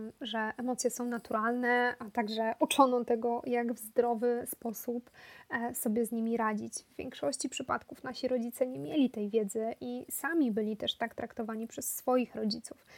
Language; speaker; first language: Polish; native; Polish